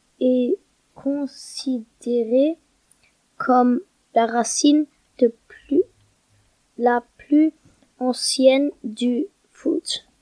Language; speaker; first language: French; non-native, learner; German